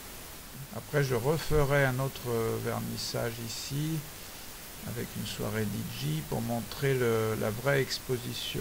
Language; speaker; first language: French; native; French